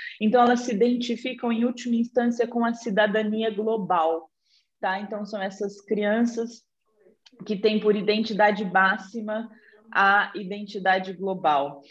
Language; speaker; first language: Portuguese; native; Portuguese